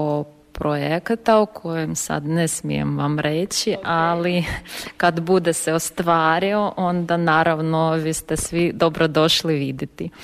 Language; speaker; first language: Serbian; non-native, fluent; Ukrainian